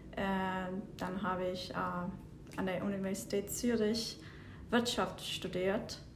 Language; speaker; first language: German; non-native, fluent; Turkish